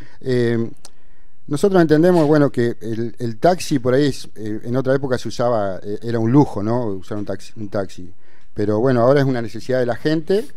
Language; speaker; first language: Spanish; native; Spanish